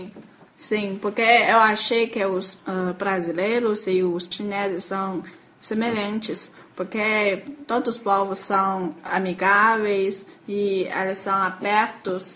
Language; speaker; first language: Portuguese; non-native, learner; Chinese